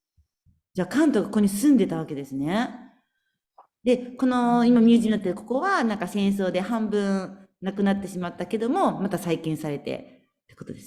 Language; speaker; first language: Japanese; native; Japanese